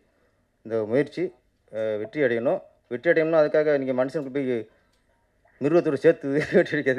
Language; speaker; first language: Tamil; native; Tamil